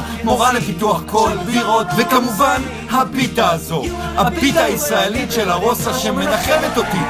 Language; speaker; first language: Hebrew; native; Hebrew